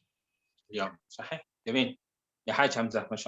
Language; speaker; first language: Arabic; non-native, fluent; Malay